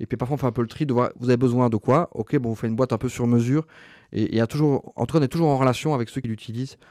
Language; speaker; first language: French; native; French